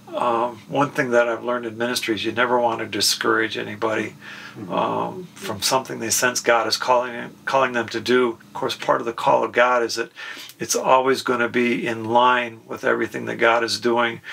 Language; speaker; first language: English; native; English